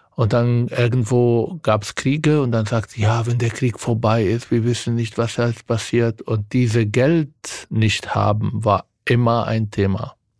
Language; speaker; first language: German; non-native, fluent; Arabic